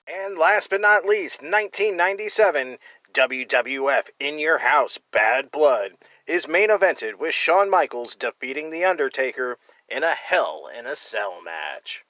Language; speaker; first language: English; native; English